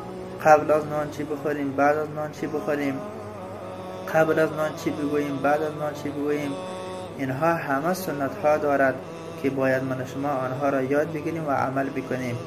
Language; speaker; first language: Persian; native; Persian